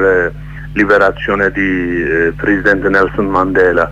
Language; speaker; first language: Italian; non-native, learner; Kurdish